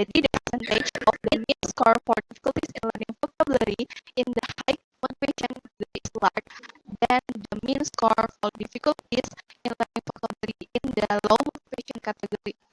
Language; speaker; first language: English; non-native, learner; Indonesian